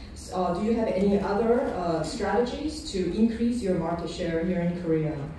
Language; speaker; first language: English; non-native, fluent; Korean